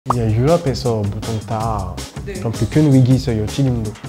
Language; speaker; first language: Korean; non-native, learner; French